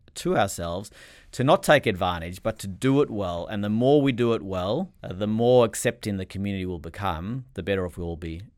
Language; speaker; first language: English; native; English